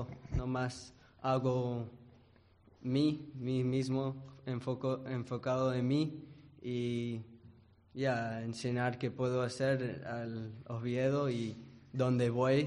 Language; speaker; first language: Spanish; early bilingual, heritage; English